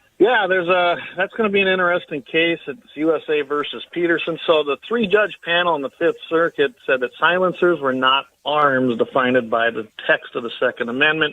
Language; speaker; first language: English; native; English